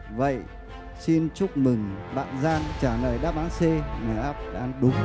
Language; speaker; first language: Vietnamese; native; Vietnamese